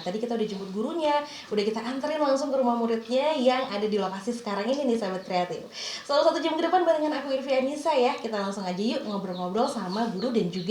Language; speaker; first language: Indonesian; native; Indonesian